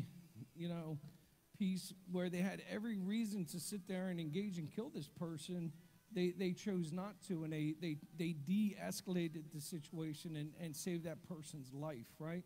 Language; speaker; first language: English; native; English